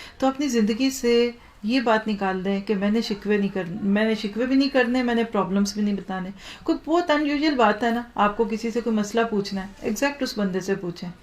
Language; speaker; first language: Urdu; native; Urdu